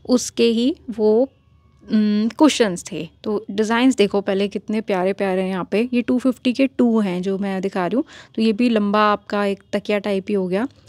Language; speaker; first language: Hindi; native; Hindi